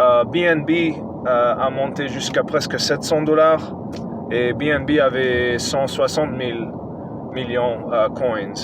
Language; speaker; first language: French; non-native, fluent; English